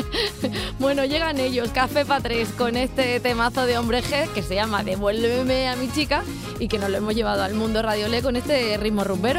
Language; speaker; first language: Spanish; native; Spanish